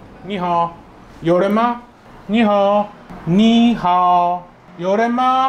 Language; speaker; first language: Chinese; non-native, fluent; Japanese